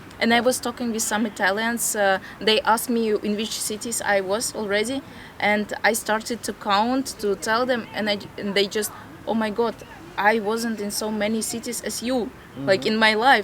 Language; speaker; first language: English; non-native, fluent; Latvian